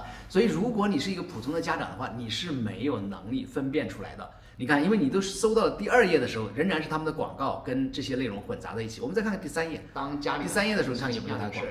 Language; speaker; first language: Chinese; native; Chinese